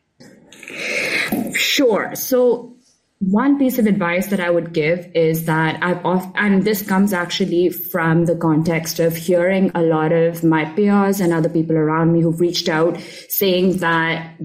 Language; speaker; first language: English; non-native, local second language; Urdu